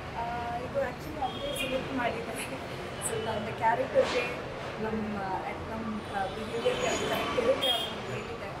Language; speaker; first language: Kannada; non-native, local second language; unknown